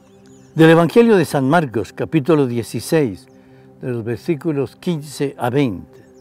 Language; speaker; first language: Spanish; native; Spanish